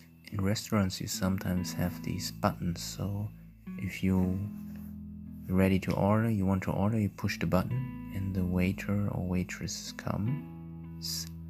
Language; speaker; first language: English; non-native, fluent; German